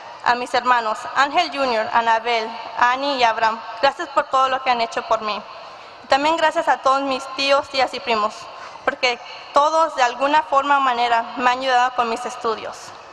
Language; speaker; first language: Spanish; early bilingual, heritage; Spanish